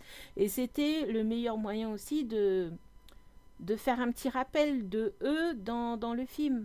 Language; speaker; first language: French; native; French